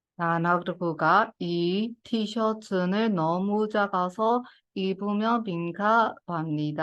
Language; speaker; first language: Korean; non-native, fluent; Burmese